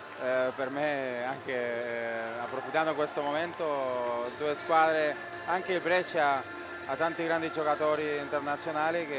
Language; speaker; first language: Italian; non-native, fluent; Spanish